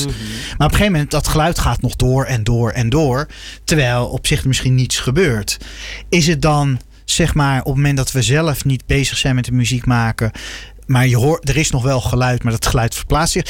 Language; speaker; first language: Dutch; native; Dutch